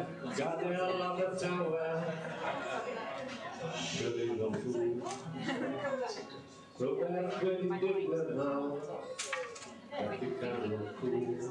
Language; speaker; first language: Welsh; native; Welsh